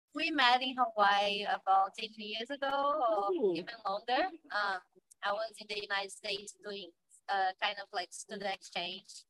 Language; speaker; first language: English; non-native, fluent; Portuguese